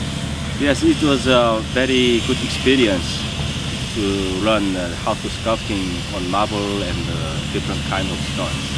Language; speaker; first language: English; non-native, learner; Korean